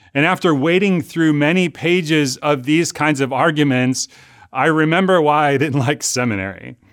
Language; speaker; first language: English; native; English